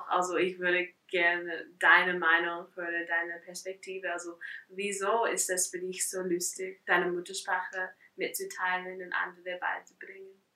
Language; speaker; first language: German; non-native, fluent; English